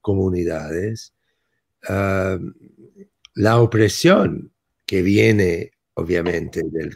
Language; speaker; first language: Spanish; non-native, fluent; English